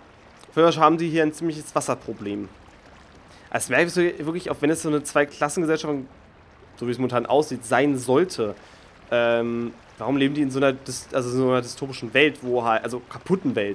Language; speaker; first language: German; native; German